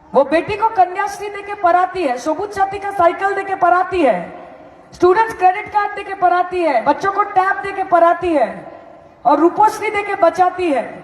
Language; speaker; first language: Hindi; non-native, local second language; Bangla